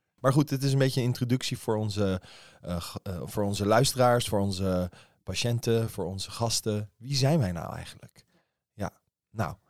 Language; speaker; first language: Dutch; early bilingual, other home language; Persian